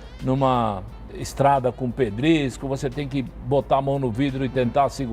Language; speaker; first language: Portuguese; native; Portuguese